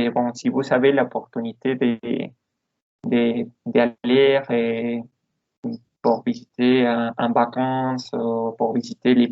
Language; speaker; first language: French; non-native, learner; Spanish